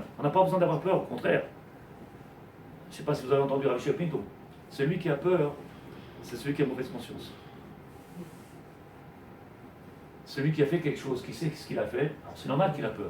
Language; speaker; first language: French; native; French